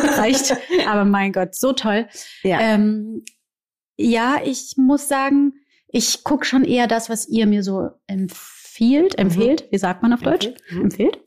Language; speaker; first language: German; native; German